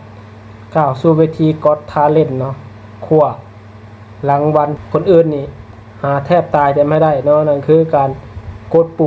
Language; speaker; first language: Thai; non-native, local second language; Lao